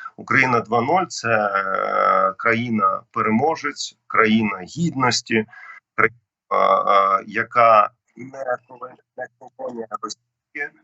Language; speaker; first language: Ukrainian; non-native, local second language; Russian